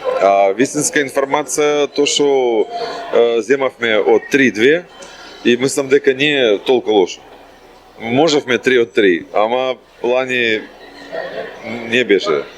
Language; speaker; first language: Macedonian; non-native, fluent; Russian